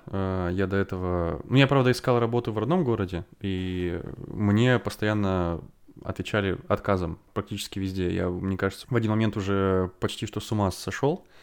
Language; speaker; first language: Russian; native; Russian